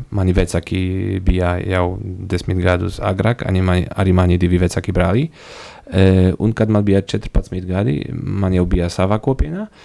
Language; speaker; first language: Latvian; non-native, fluent; Polish